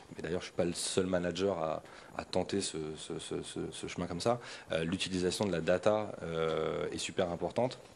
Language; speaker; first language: French; native; French